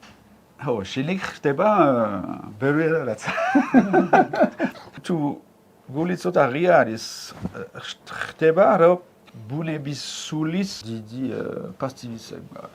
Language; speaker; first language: Georgian; non-native, learner; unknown